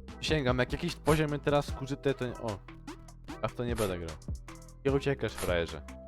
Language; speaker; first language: Polish; native; Polish